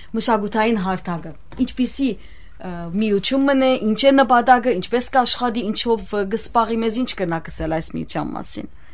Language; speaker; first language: Armenian; early bilingual, heritage; Armenian